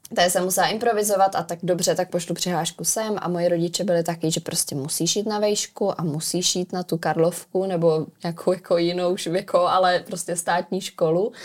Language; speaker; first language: Czech; native; Czech